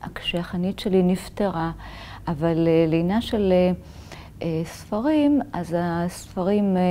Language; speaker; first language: Hebrew; native; Hebrew